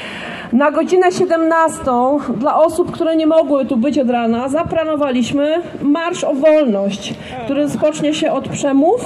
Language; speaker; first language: Polish; native; Polish